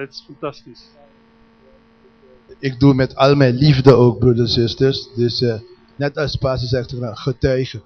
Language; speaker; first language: Dutch; non-native, learner; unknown